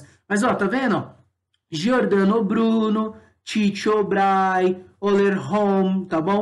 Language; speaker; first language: Portuguese; native; Portuguese